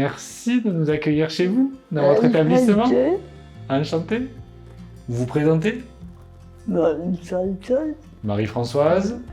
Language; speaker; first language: French; native; French